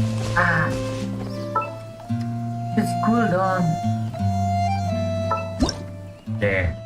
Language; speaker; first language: English; non-native, learner; Indonesian